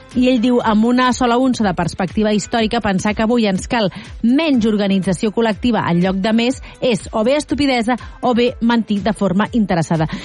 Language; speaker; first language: Catalan; native; Catalan